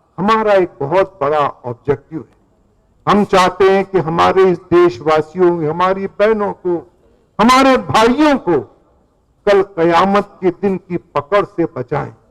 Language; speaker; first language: Urdu; native; Urdu